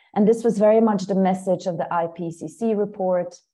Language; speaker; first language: English; non-native, fluent; Dutch